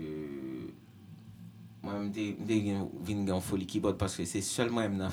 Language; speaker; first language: English; non-native, learner; Haitian Creole